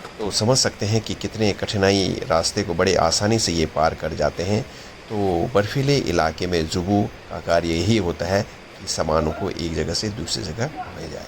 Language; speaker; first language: Hindi; non-native, local second language; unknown